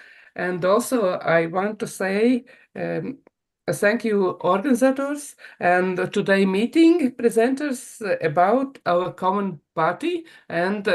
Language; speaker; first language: English; non-native, learner; Latvian